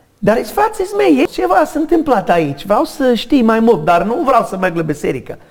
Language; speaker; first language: Romanian; non-native, learner; English